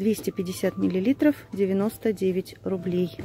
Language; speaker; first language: Russian; native; Russian